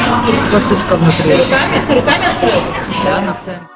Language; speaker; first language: Russian; native; Russian